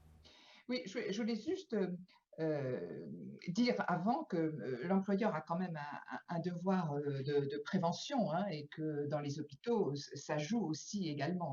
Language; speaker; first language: French; native; French